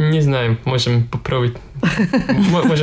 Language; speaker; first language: Russian; non-native, local second language; Latvian